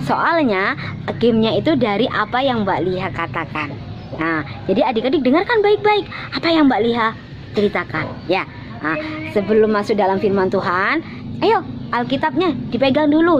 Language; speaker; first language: Indonesian; non-native, local second language; Javanese